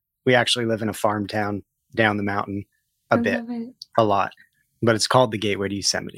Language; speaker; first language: English; native; English